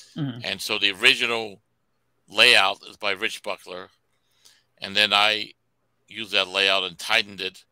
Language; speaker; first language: English; native; English